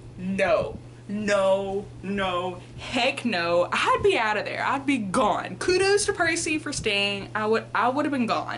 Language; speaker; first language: English; native; English